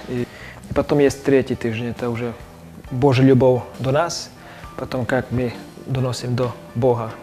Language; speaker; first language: Russian; non-native, local second language; Romany